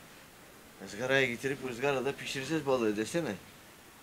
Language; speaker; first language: Turkish; native; Turkish